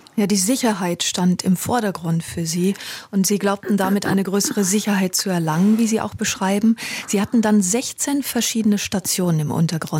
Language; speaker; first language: German; native; German